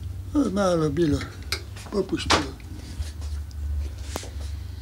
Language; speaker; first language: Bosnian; non-native, local second language; Hungarian